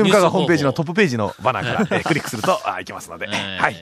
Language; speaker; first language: Japanese; native; Japanese